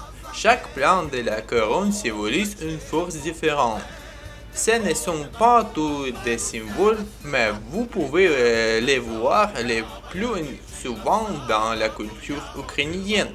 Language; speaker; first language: French; non-native, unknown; Ukrainian